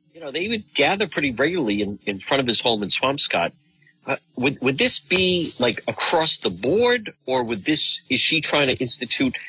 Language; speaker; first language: English; native; English